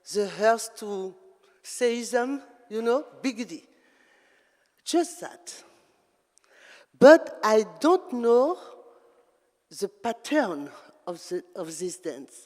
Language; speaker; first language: English; non-native, learner; French